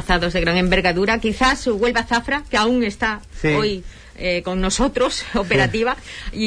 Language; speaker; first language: Spanish; native; Spanish